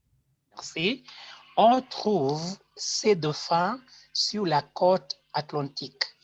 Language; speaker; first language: French; non-native, fluent; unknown